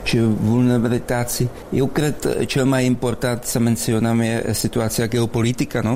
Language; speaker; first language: Romanian; non-native, learner; Czech